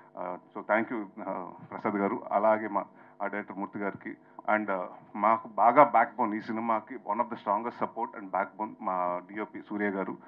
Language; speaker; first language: Telugu; native; Telugu